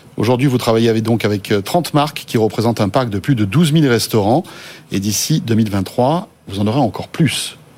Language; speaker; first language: French; native; French